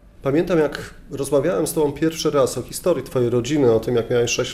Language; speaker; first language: Polish; native; Polish